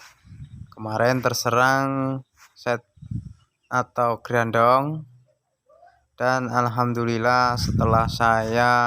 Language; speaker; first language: Indonesian; non-native, local second language; Javanese